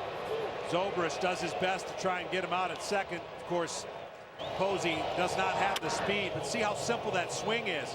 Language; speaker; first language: English; native; English